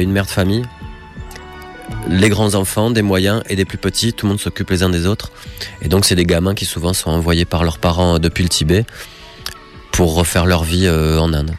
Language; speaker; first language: French; native; French